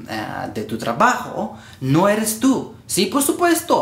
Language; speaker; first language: Spanish; non-native, learner; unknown